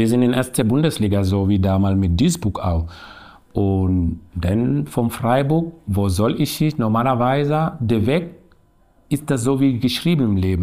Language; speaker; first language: German; non-native, learner; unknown